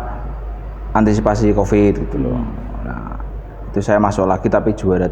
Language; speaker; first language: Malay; non-native, local second language; Javanese